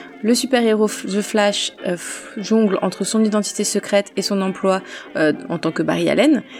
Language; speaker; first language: French; native; French